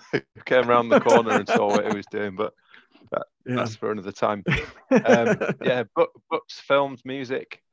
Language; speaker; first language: English; native; English